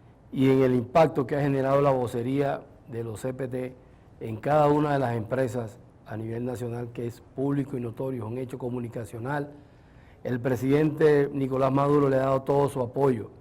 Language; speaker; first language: Spanish; native; Spanish